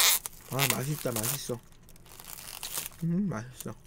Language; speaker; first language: Korean; native; Korean